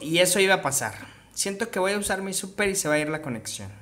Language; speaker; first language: Spanish; native; Spanish